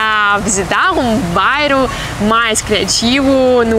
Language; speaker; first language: Portuguese; non-native, learner; Russian